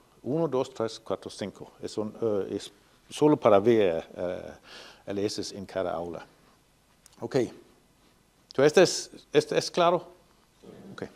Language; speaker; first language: Spanish; non-native, fluent; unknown